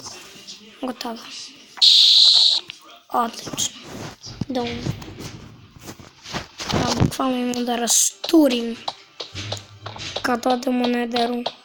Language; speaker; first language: Bosnian; native; Bosnian